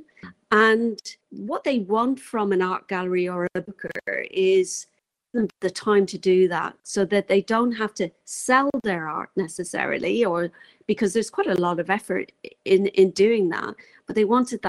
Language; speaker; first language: English; native; English